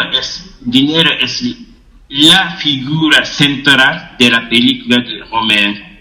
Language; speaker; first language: Spanish; non-native, fluent; Japanese